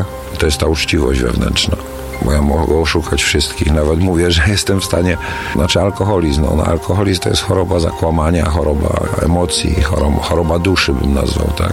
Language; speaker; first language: Polish; native; Polish